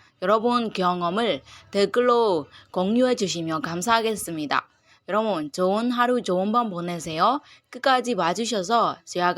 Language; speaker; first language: Korean; non-native, learner; Burmese